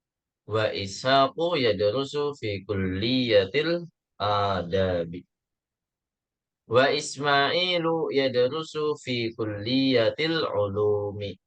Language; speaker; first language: Arabic; non-native, fluent; Indonesian